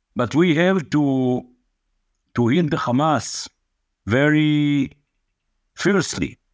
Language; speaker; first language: English; non-native, fluent; Hebrew